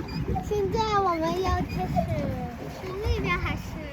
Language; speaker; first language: Chinese; early bilingual, heritage; Chinese